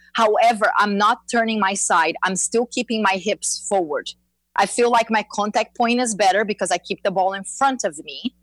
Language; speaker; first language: English; non-native, fluent; Portuguese